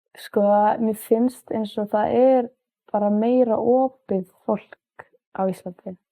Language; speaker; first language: Icelandic; early bilingual, heritage; Icelandic